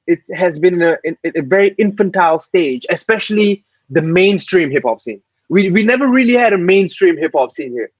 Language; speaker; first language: English; non-native, local second language; Tamil